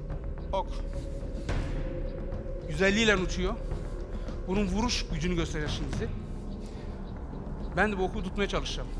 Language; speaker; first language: Turkish; native; Turkish